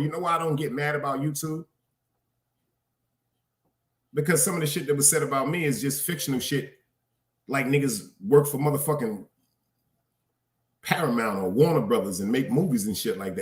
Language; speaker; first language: English; native; English